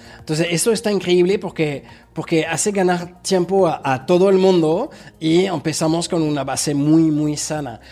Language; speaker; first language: Spanish; non-native, fluent; French